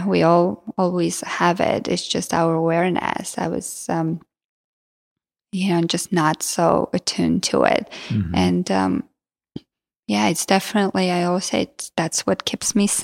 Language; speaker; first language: English; non-native, fluent; Georgian